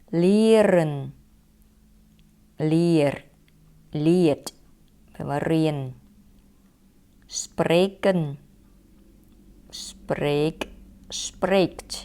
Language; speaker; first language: Dutch; non-native, fluent; Thai